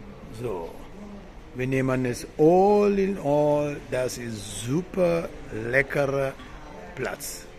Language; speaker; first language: German; non-native, fluent; Sinhala